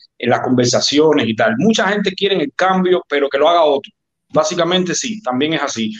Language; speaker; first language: Spanish; native; Spanish